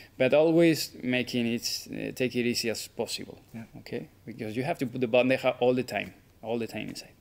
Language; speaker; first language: English; non-native, fluent; Spanish